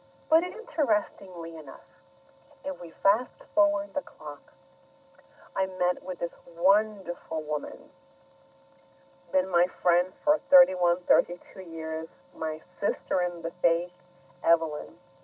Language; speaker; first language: English; early bilingual, other home language; Spanish